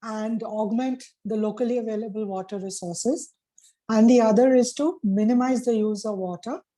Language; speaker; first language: English; non-native, local second language; Hindi